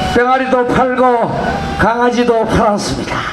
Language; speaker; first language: Korean; native; Korean